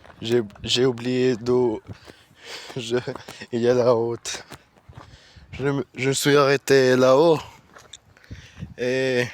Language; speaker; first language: French; non-native, learner; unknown